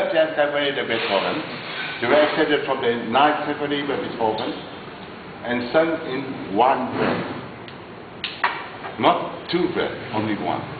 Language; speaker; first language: English; non-native, fluent; Vietnamese